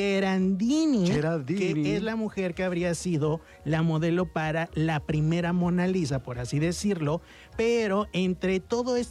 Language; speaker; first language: Spanish; native; Spanish